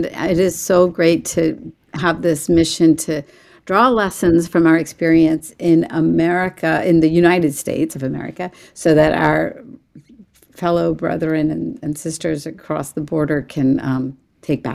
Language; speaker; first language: English; early bilingual, other home language; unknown